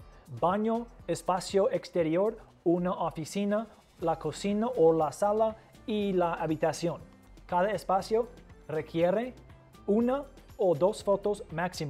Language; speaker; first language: Spanish; non-native, fluent; English